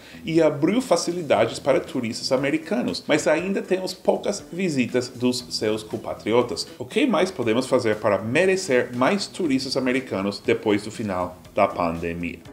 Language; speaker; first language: Portuguese; non-native, fluent; English